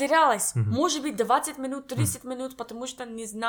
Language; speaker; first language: Russian; non-native, learner; English